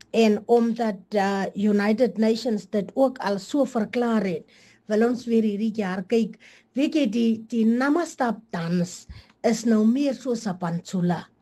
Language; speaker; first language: Afrikaans; native; Afrikaans